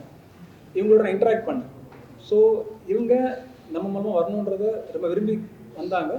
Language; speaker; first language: Tamil; native; Tamil